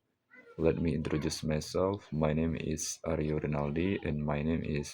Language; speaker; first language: English; non-native, learner; Indonesian